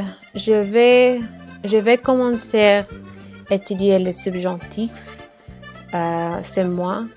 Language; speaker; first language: French; non-native, learner; Arabic